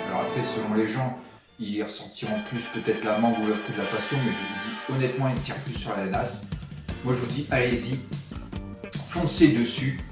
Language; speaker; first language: French; native; French